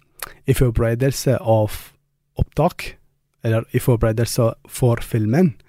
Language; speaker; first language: Norwegian; non-native, fluent; Arabic